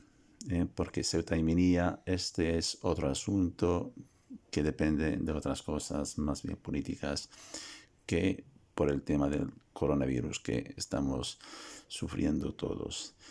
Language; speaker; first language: Spanish; non-native, fluent; Arabic